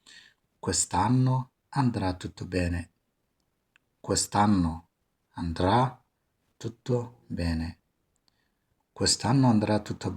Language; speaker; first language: Italian; non-native, fluent; Somali